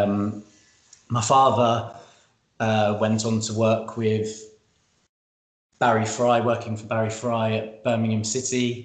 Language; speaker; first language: English; native; English